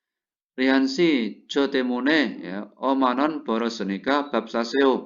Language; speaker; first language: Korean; non-native, fluent; Indonesian